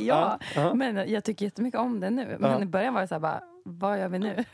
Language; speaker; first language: Swedish; native; Swedish